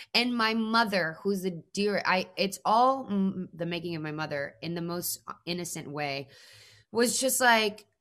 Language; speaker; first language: English; non-native, fluent; Spanish